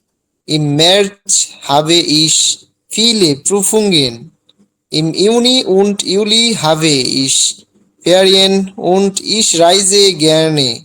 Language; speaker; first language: German; non-native, learner; Bangla